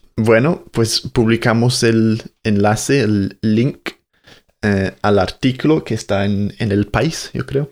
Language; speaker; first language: Spanish; non-native, fluent; English